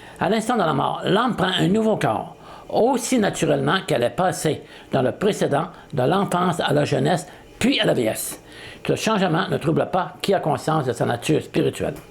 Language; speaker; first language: French; native; French